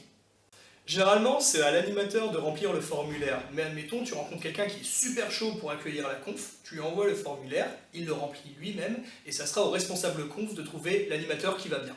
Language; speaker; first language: French; native; French